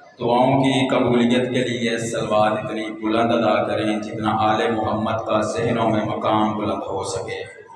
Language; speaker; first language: Urdu; non-native, local second language; Punjabi